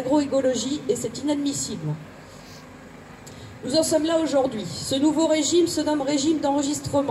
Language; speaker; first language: French; native; French